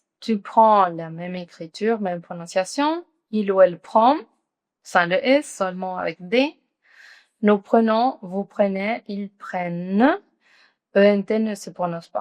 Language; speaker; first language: French; non-native, fluent; Spanish